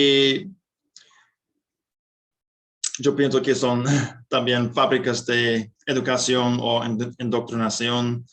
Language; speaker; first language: Spanish; non-native, fluent; English